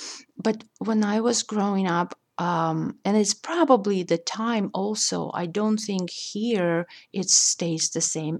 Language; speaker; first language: English; non-native, fluent; Russian